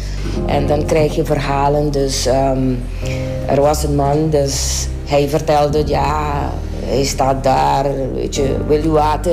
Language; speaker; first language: Dutch; non-native, local second language; Papiamento